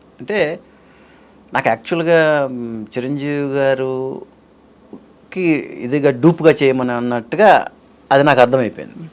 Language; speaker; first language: Telugu; native; Telugu